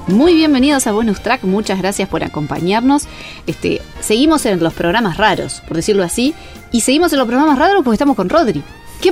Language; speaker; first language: Spanish; native; Spanish